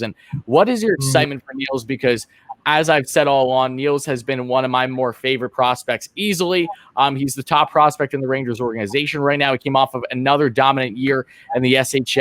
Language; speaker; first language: English; native; English